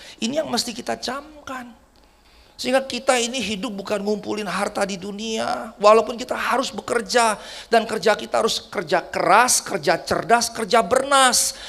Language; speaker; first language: Indonesian; native; Indonesian